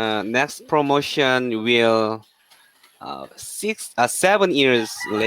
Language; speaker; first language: English; non-native, learner; Korean